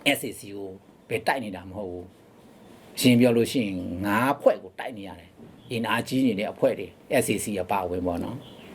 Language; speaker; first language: Burmese; non-native, local second language; Shan